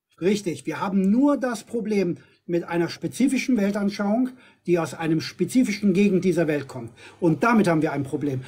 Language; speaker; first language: German; non-native, fluent; Kurdish